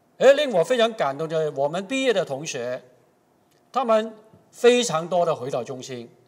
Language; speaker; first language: Chinese; non-native, local second language; Cantonese